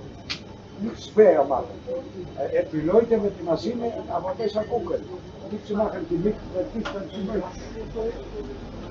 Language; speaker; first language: German; non-native, learner; Greek